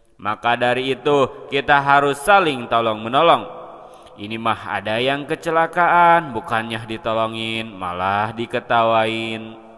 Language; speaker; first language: Indonesian; non-native, local second language; Sundanese